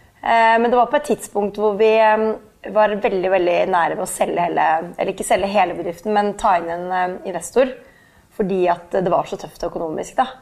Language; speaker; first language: Norwegian; native; Norwegian